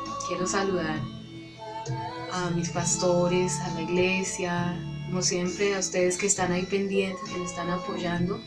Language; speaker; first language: Spanish; native; Spanish